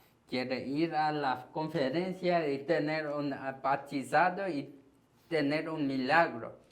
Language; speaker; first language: Spanish; non-native, learner; Korean